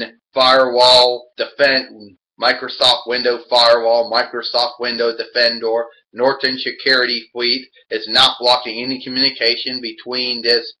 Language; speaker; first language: English; native; English